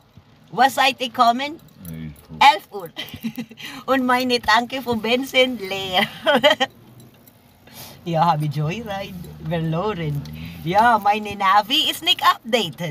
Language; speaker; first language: German; non-native, learner; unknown